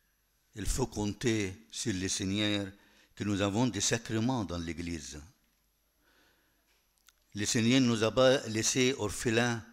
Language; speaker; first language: French; non-native, fluent; Arabic